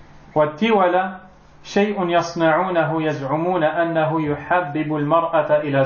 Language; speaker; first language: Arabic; non-native, fluent; French